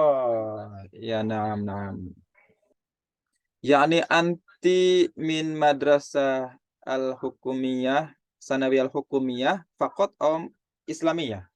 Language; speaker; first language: Arabic; non-native, fluent; Indonesian